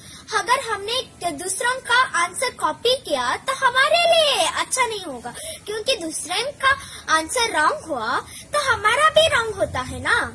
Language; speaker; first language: Hindi; non-native, local second language; Kannada